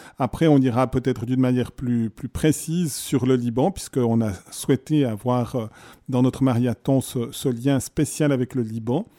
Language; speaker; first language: French; native; French